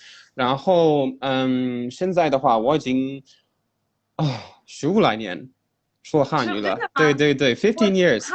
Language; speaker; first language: Chinese; non-native, fluent; English